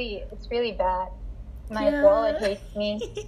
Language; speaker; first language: English; non-native, local second language; Filipino